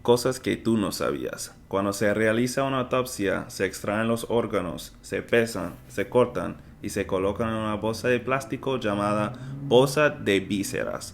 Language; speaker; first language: Spanish; non-native, fluent; English